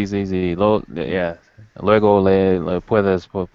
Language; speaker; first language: Spanish; non-native, learner; English